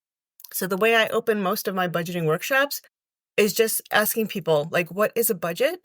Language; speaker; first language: English; native; English